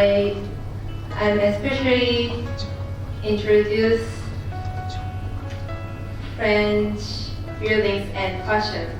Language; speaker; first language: English; non-native, learner; Japanese